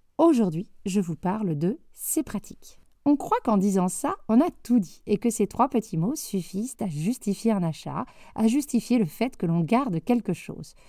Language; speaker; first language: French; native; French